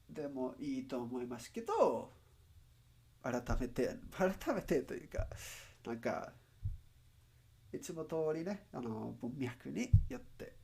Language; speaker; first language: Japanese; non-native, learner; Spanish